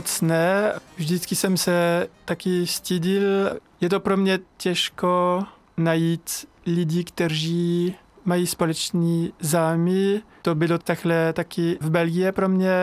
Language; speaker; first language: Czech; non-native, learner; French